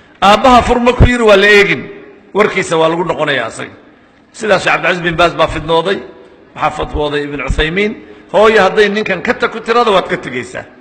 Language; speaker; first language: Somali; native; Somali